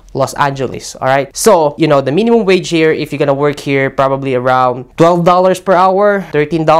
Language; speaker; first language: English; non-native, local second language; Filipino